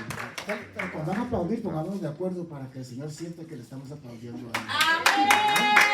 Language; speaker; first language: Spanish; native; Spanish